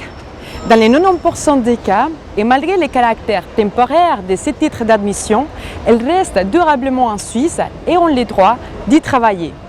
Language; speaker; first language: French; native; French